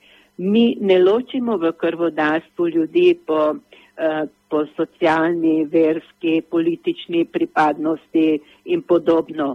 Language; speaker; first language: Slovenian; native; Slovenian